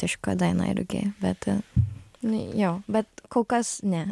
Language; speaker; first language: Lithuanian; non-native, learner; Japanese